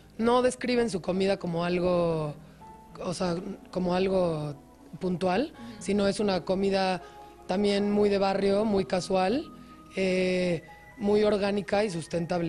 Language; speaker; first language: Spanish; native; Spanish